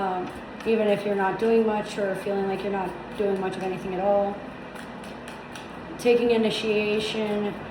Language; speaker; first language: English; native; English